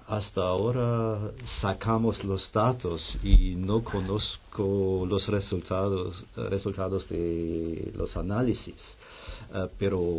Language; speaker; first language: Spanish; non-native, fluent; German